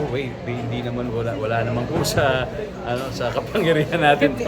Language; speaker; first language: Filipino; native; Filipino